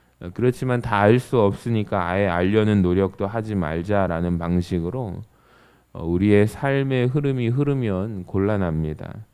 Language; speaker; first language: Korean; native; Korean